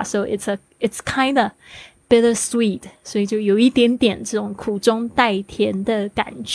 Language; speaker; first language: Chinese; native; Chinese